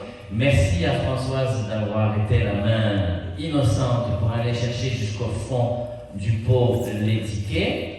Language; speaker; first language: French; native; French